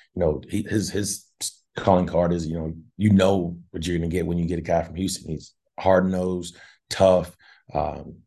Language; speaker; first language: English; native; English